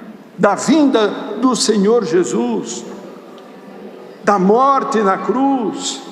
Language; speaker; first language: Portuguese; native; Portuguese